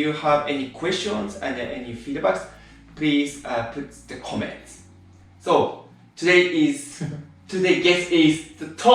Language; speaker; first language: English; non-native, learner; Japanese